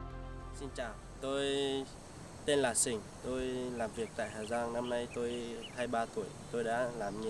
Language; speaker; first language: Vietnamese; non-native, local second language; Hmong